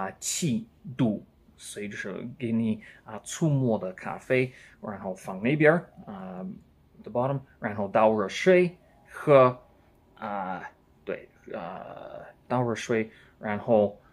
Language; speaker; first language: Chinese; non-native, learner; English